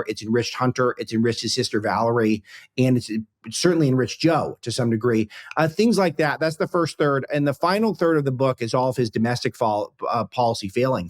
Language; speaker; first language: English; native; English